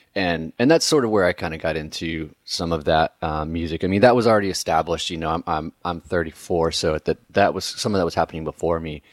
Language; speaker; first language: English; native; English